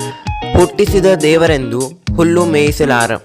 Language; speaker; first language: Kannada; native; Kannada